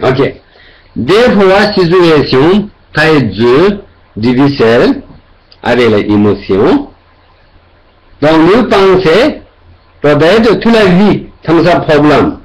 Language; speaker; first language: French; non-native, learner; Tibetan